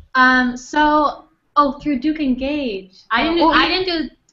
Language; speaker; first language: English; non-native, fluent; Thai